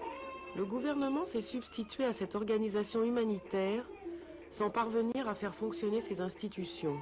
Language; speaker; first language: French; native; French